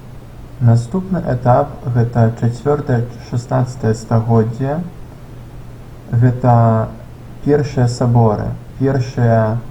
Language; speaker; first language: Belarusian; non-native, local second language; Russian